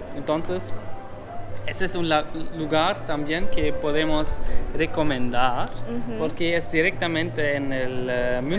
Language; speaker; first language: Spanish; non-native, fluent; German